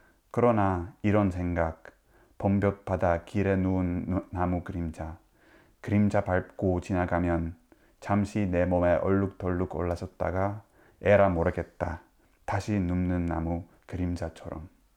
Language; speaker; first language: Korean; non-native, fluent; Dutch